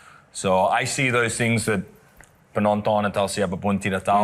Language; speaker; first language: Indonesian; non-native, learner; English